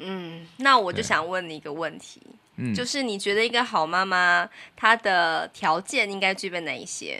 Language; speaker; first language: Chinese; native; Chinese